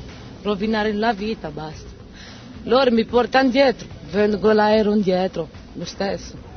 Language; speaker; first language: Italian; non-native, learner; Romanian